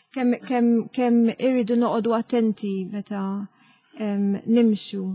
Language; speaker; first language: Maltese; native; Maltese